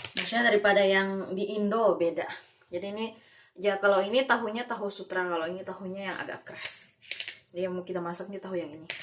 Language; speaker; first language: Indonesian; native; Indonesian